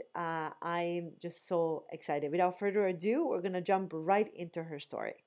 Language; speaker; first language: English; non-native, fluent; Bosnian